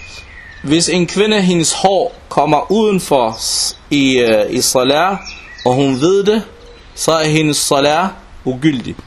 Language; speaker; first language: Danish; non-native, local second language; Arabic